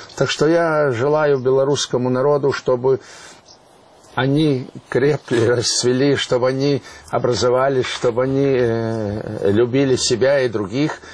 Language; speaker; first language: Russian; non-native, local second language; Latvian